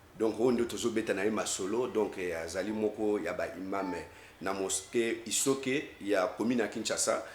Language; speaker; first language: Lingala; native; Lingala